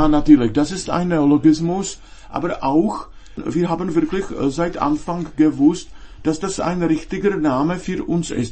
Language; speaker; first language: German; non-native, fluent; Czech